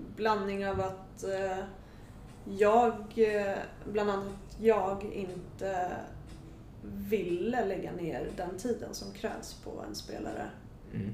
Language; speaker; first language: Swedish; native; Swedish